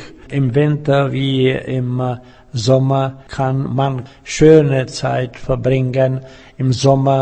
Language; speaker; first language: German; non-native, fluent; Czech